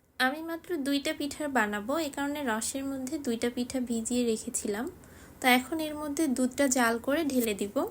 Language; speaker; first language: Bangla; native; Bangla